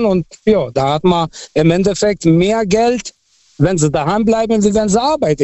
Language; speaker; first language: German; non-native, fluent; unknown